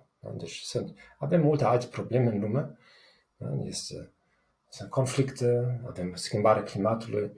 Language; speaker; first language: Romanian; non-native, fluent; German